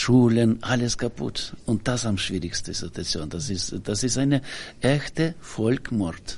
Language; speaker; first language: German; non-native, learner; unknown